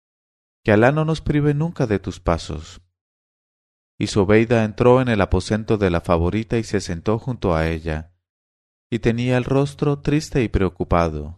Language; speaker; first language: Spanish; native; Spanish